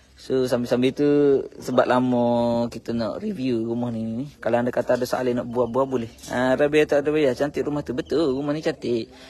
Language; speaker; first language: Malay; native; Malay